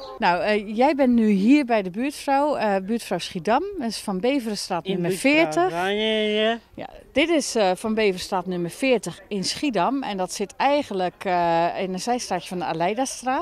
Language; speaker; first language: Dutch; native; Dutch